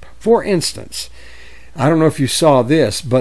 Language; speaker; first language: English; native; English